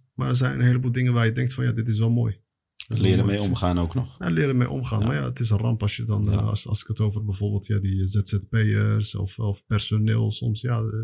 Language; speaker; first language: Dutch; native; Dutch